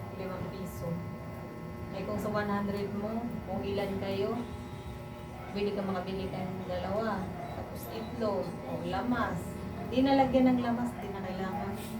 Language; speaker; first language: Filipino; non-native, local second language; Cebuano